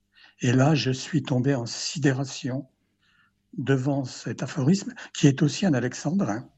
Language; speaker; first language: French; native; French